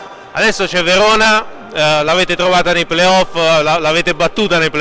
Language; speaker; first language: Italian; native; Italian